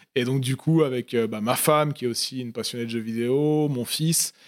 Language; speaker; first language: French; native; French